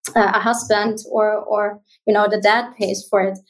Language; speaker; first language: English; non-native, fluent; German